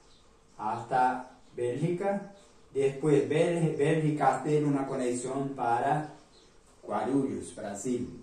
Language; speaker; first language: Spanish; non-native, learner; Portuguese